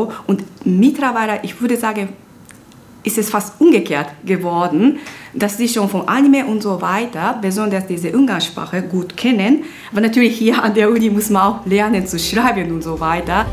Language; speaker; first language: German; non-native, fluent; Japanese